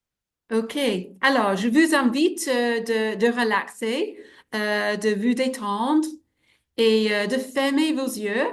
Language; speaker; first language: French; non-native, fluent; English